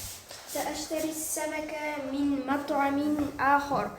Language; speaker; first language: Arabic; non-native, learner; Uzbek